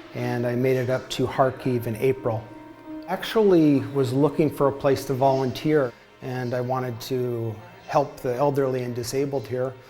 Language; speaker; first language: English; native; English